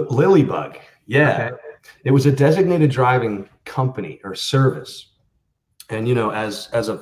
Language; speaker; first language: English; native; English